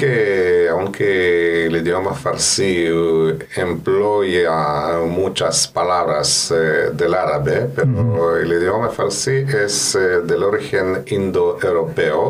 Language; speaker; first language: Spanish; non-native, fluent; Russian